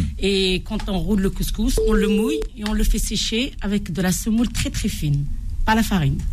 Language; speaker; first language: French; non-native, local second language; Arabic